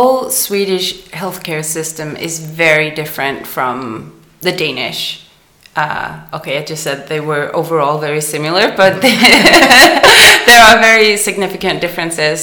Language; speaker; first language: English; non-native, fluent; Danish